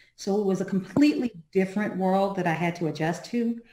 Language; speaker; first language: English; native; English